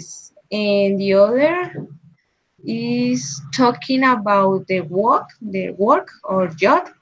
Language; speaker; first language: English; non-native, learner; Spanish